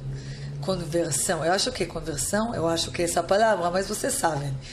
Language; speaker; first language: Portuguese; non-native, fluent; Hebrew